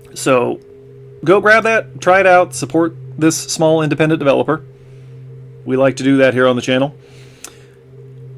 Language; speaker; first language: English; native; English